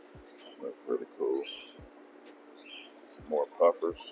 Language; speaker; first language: English; native; English